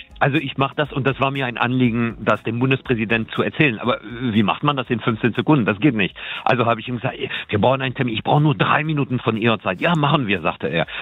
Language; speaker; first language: German; non-native, fluent; French